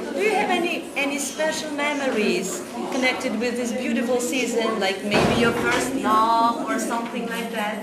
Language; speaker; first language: English; non-native, fluent; Ukrainian